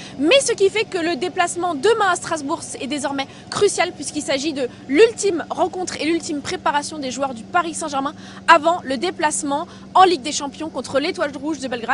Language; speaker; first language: French; native; French